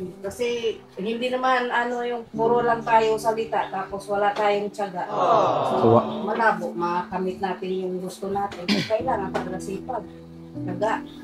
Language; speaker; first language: Filipino; native; Filipino